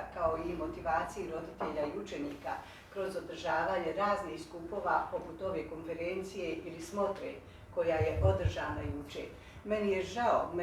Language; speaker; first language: Bosnian; native; Bosnian